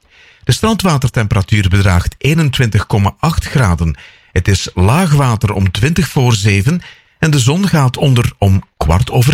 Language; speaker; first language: Dutch; native; Dutch